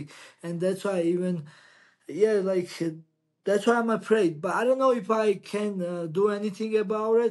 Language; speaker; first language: English; non-native, learner; Georgian